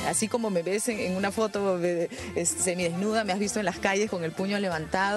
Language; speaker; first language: Spanish; native; Spanish